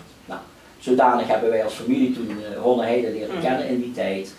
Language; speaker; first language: Dutch; native; Dutch